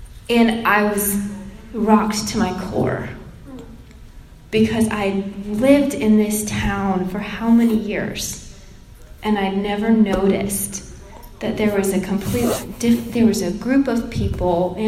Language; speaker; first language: English; native; English